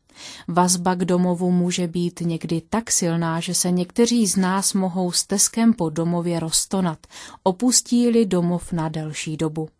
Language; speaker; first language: Czech; native; Czech